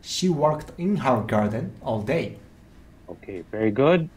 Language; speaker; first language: English; non-native, learner; Japanese